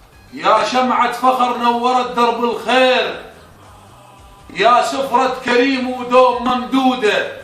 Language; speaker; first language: Arabic; native; Arabic